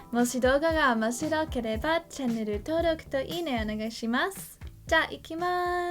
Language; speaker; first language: Japanese; non-native, learner; English